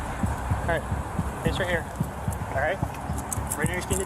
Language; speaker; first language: English; native; English